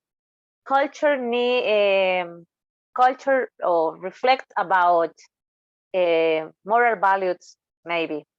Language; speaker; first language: English; non-native, learner; Spanish